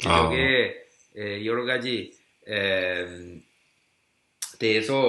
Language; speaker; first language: Korean; non-native, learner; English